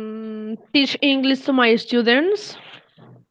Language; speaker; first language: English; non-native, learner; Spanish